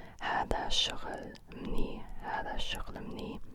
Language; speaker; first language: Arabic; non-native, learner; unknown